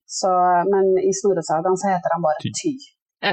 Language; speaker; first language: Norwegian; native; Norwegian